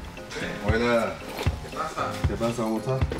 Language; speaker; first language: Spanish; non-native, learner; French